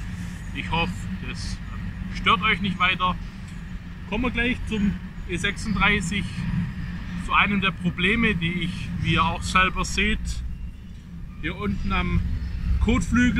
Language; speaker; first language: German; native; German